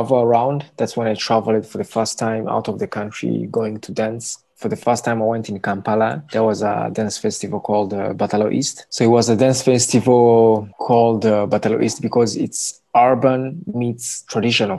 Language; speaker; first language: English; non-native, local second language; Kinyarwanda